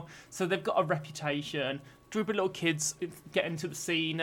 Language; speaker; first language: English; native; English